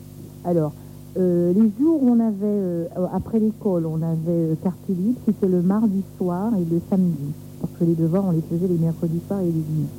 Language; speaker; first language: French; native; French